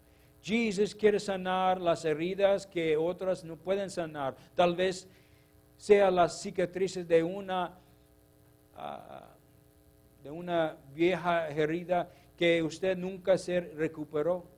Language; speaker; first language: Spanish; non-native, learner; English